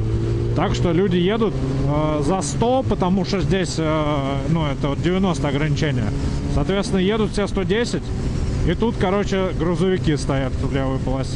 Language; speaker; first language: Russian; native; Russian